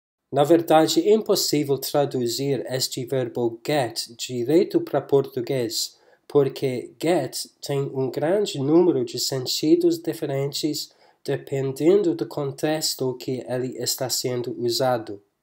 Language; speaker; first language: Portuguese; non-native, fluent; English